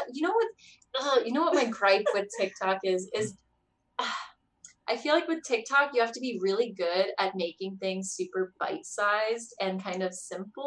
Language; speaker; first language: English; native; English